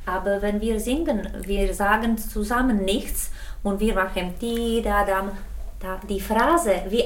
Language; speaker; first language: German; non-native, learner; Czech